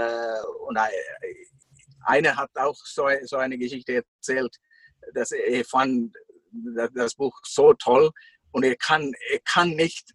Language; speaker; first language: German; non-native, fluent; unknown